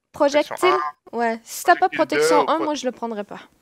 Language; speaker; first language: French; native; French